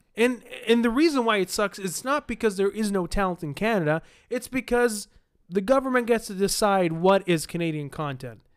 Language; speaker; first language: English; early bilingual, other home language; Arabic